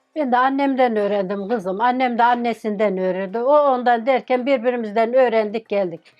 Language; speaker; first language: Turkish; native; Turkish